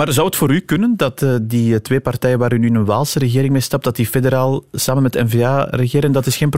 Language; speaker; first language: Dutch; native; Dutch